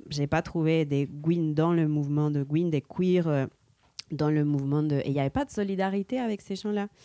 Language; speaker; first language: French; early bilingual, heritage; Spanish